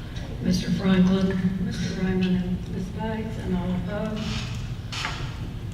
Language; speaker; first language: English; native; English